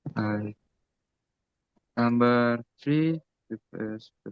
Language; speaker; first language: English; non-native, learner; Indonesian